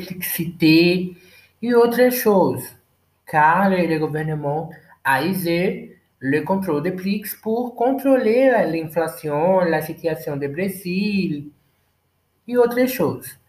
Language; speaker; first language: French; non-native, learner; Portuguese